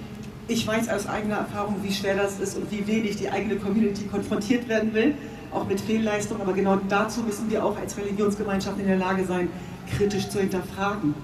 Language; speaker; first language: German; native; German